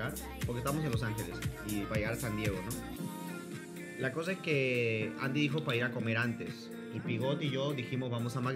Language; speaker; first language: Spanish; native; Spanish